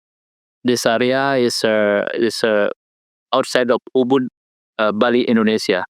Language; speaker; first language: English; non-native, learner; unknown